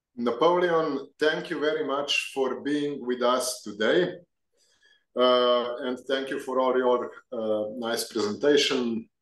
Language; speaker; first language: English; non-native, fluent; Slovenian